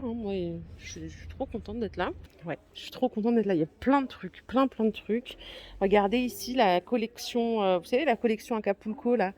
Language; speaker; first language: French; native; French